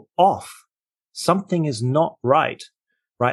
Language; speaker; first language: English; native; English